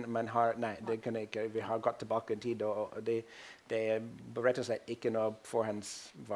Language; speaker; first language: Norwegian; non-native, fluent; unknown